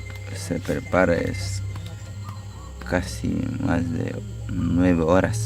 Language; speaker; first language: Spanish; non-native, local second language; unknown